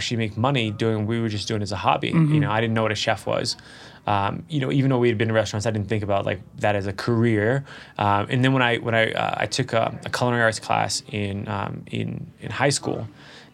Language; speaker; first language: English; native; English